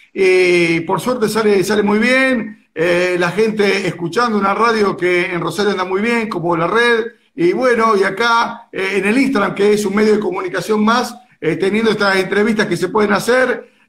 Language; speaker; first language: Spanish; native; Spanish